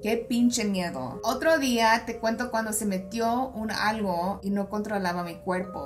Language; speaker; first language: Spanish; early bilingual, heritage; Spanish